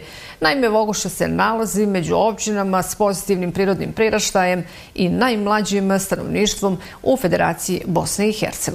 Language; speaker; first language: Serbian; native; Serbian